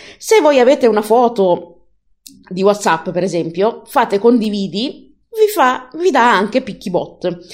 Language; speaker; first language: Italian; native; Italian